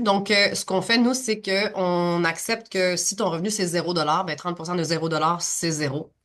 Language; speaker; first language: French; native; French